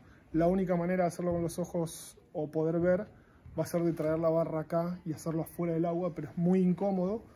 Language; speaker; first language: Spanish; native; Spanish